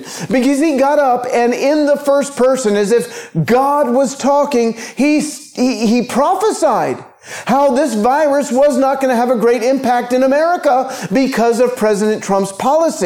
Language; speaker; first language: English; native; English